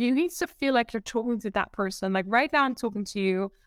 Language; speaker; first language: English; non-native, fluent; Dutch